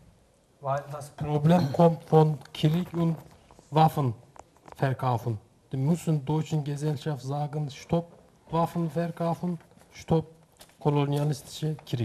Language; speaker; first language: German; non-native, learner; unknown